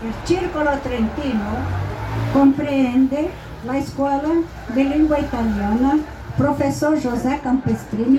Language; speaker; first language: Italian; non-native, fluent; Portuguese